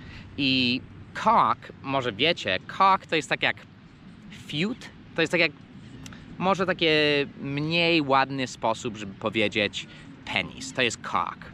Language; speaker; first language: Polish; non-native, fluent; English